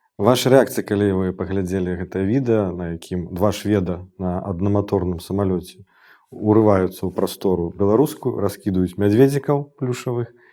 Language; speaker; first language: Belarusian; non-native, local second language; Russian